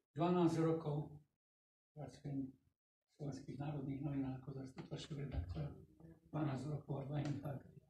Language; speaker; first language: Slovak; non-native, local second language; Rusyn